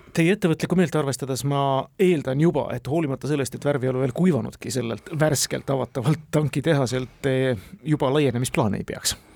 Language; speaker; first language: Estonian; native; Estonian